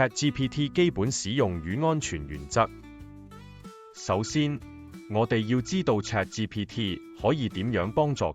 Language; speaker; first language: Cantonese; native; Cantonese